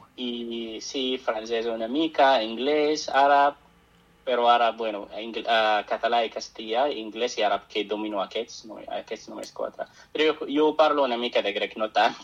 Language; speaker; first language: Catalan; non-native, fluent; Arabic